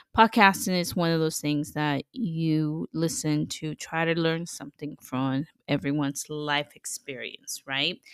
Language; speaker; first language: English; non-native, fluent; Spanish